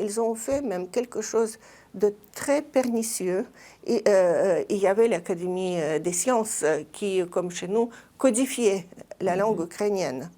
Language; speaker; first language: French; non-native, fluent; Russian